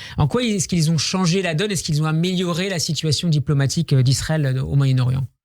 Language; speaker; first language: French; native; French